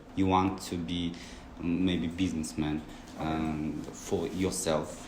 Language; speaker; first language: English; non-native, learner; Kazakh